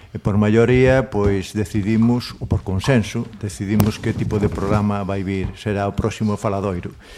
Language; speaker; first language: Galician; non-native, local second language; Spanish